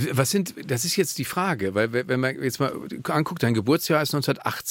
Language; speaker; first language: German; native; German